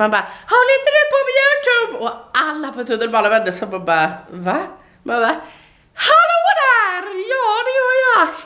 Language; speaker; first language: Swedish; native; Swedish